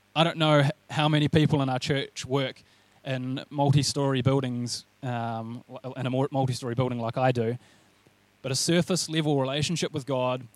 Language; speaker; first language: English; native; English